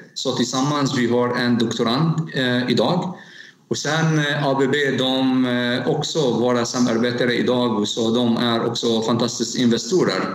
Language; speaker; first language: Swedish; non-native, learner; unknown